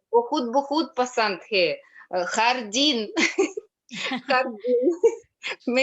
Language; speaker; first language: Hindi; non-native, learner; Russian